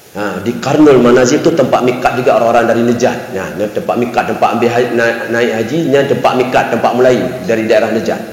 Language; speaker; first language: Malay; non-native, local second language; Achinese